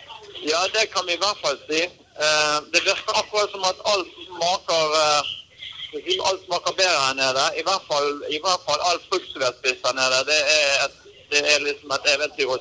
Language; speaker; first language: Norwegian; native; Norwegian